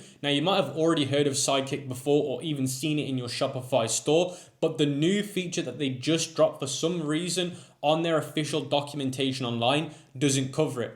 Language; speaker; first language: English; native; English